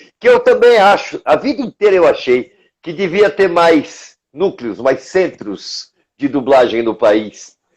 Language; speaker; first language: Portuguese; native; Portuguese